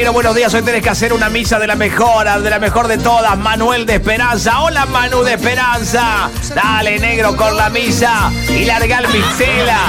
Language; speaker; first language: Spanish; native; Spanish